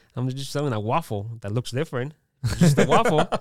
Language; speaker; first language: English; early bilingual, other home language; Spanish